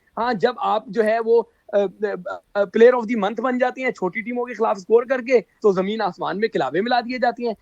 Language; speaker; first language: Urdu; non-native, local second language; Punjabi